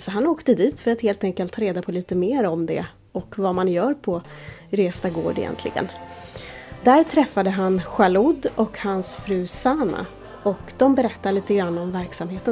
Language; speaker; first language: Swedish; native; Swedish